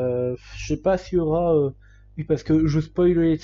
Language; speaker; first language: French; native; French